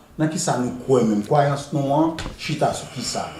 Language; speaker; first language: Haitian Creole; native; Haitian Creole